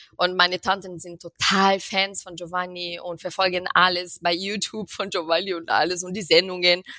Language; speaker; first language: German; non-native, fluent; Portuguese